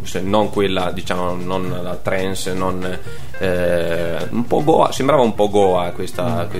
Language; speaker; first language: Italian; non-native, learner; Persian